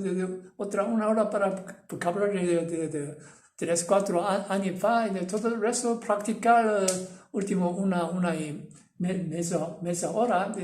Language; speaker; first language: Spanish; non-native, learner; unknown